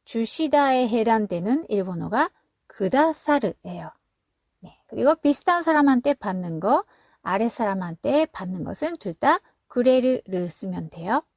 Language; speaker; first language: Korean; non-native, fluent; Japanese